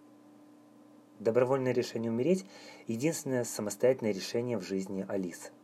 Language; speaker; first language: Russian; native; Russian